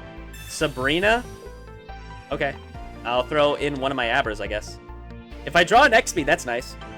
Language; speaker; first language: English; native; English